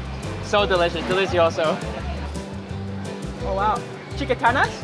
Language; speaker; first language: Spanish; non-native, learner; English